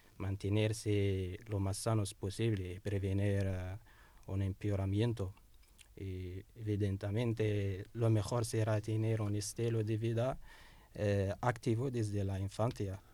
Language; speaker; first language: Spanish; non-native, learner; Russian